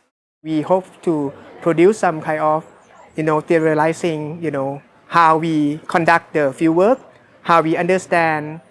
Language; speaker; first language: English; non-native, fluent; Thai